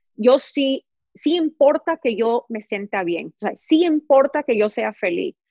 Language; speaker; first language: Spanish; early bilingual, heritage; Spanish